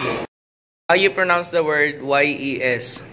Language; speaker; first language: English; non-native, local second language; Filipino